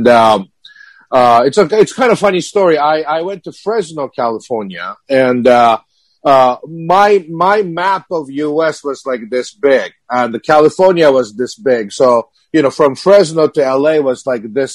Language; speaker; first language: English; non-native, fluent; Japanese